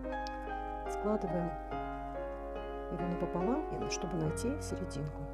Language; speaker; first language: Russian; native; Russian